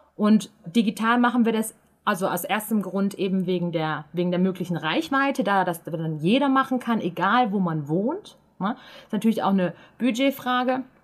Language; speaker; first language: German; native; German